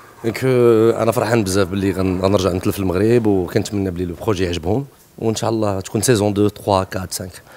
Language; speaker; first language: Arabic; native; Arabic